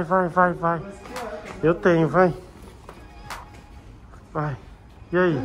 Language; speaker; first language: Portuguese; native; Portuguese